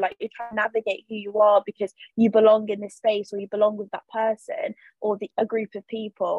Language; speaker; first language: English; native; English